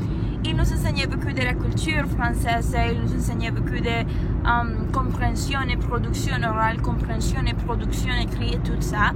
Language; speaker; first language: French; non-native, learner; Spanish